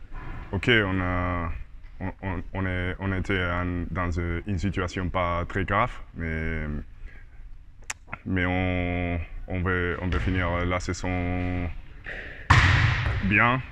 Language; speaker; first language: French; non-native, learner; Spanish